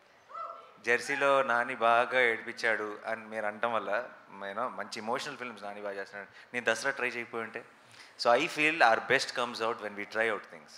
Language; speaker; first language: Telugu; native; Telugu